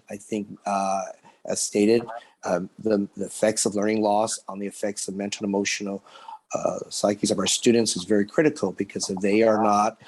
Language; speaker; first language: English; early bilingual, other home language; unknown